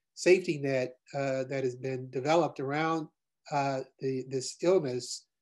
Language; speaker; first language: English; native; English